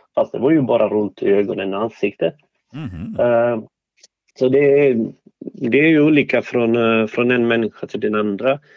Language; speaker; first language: Swedish; non-native, fluent; Bosnian